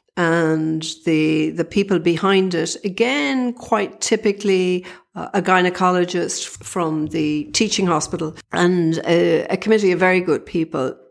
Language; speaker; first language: English; native; English